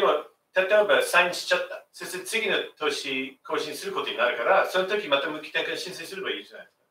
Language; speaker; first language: Japanese; non-native, fluent; English